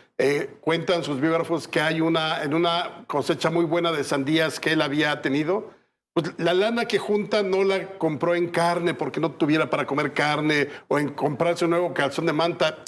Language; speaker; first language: Spanish; native; Spanish